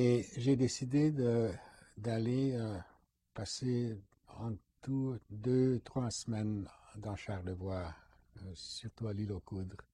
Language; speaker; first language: French; non-native, fluent; Hungarian